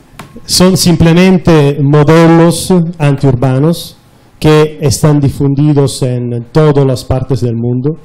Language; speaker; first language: Spanish; non-native, fluent; Italian